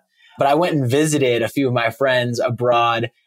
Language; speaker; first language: English; native; English